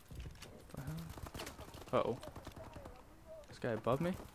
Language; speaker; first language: English; native; English